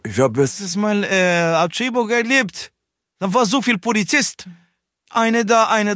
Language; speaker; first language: German; non-native, learner; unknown